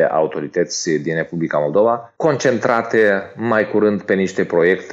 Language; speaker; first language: Romanian; native; Romanian